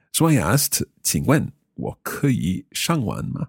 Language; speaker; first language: Chinese; non-native, learner; English